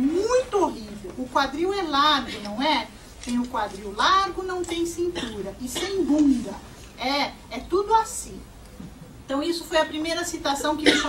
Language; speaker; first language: Portuguese; native; Portuguese